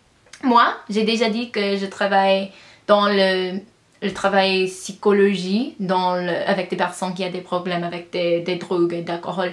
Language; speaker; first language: French; non-native, learner; English